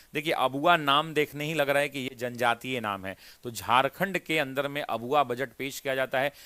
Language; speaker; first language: Hindi; native; Hindi